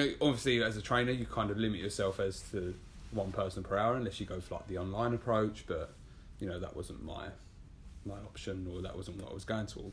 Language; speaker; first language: English; native; English